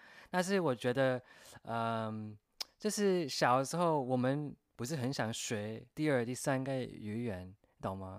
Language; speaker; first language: Chinese; non-native, fluent; English